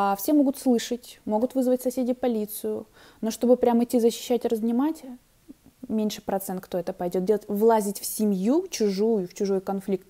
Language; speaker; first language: Russian; native; Russian